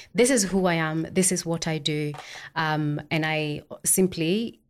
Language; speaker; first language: English; non-native, local second language; Kikuyu